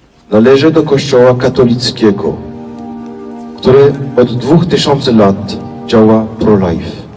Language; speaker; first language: Polish; non-native, fluent; French